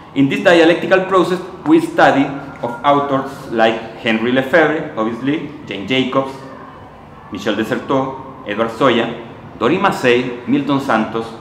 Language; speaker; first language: English; non-native, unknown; Spanish